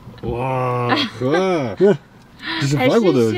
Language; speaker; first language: Chinese; non-native, learner; Polish